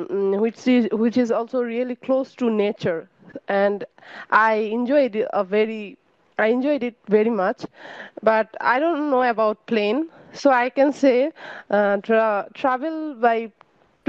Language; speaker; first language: English; non-native, learner; Bangla